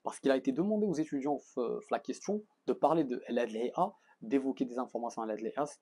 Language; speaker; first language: French; non-native, local second language; Arabic